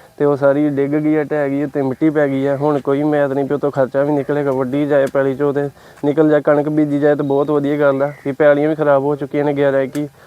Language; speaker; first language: Punjabi; native; Punjabi